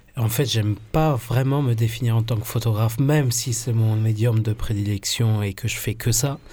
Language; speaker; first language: French; non-native, fluent; Spanish